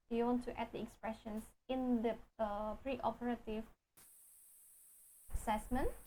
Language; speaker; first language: English; non-native, fluent; Indonesian